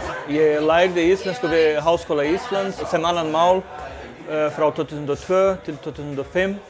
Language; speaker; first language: Icelandic; non-native, fluent; Portuguese